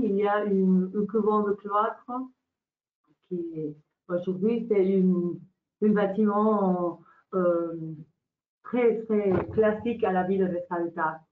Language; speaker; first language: French; non-native, learner; Spanish